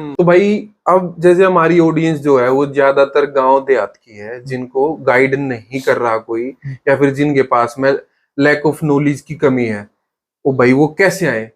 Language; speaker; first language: Hindi; native; Hindi